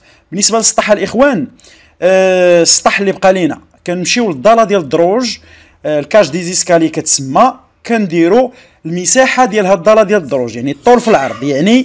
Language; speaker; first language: Arabic; native; Arabic